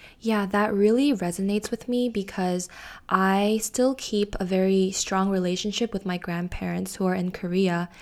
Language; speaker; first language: English; early bilingual, other home language; Korean